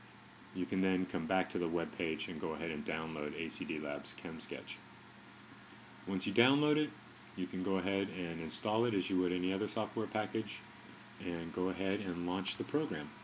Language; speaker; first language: English; native; English